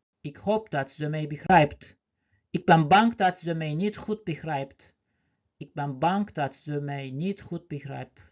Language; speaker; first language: Dutch; non-native, learner; Turkish